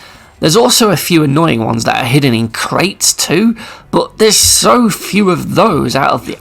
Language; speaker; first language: English; native; English